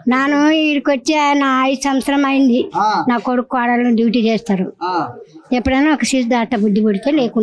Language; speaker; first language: Telugu; native; Telugu